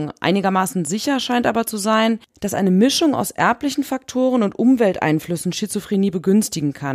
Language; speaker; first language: German; native; German